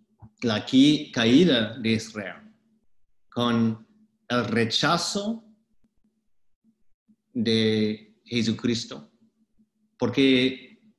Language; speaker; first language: Spanish; non-native, fluent; English